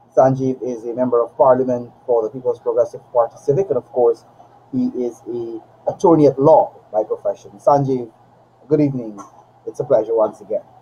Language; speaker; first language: English; native; English